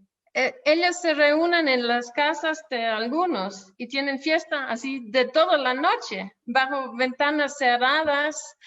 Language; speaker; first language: Spanish; non-native, fluent; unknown